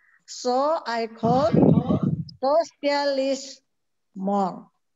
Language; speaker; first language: English; non-native, learner; Indonesian